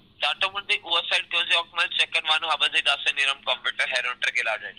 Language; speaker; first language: German; non-native, learner; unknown